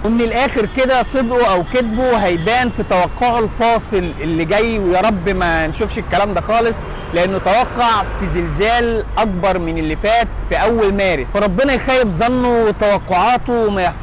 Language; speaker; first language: Arabic; native; Arabic